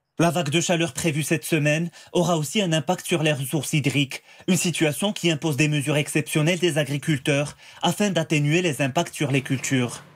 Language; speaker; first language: French; non-native, local second language; Arabic